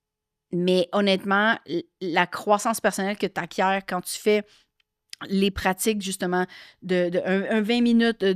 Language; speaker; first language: French; native; French